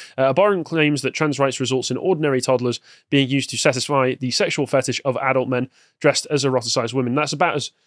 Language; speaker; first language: English; native; English